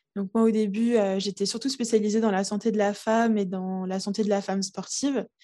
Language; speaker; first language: French; early bilingual, other home language; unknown